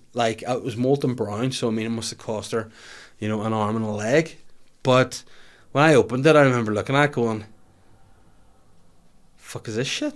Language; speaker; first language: English; native; English